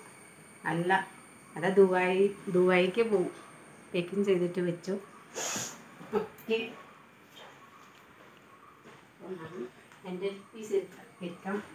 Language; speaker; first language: Malayalam; non-native, learner; Tamil